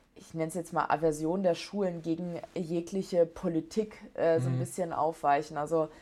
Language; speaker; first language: German; native; German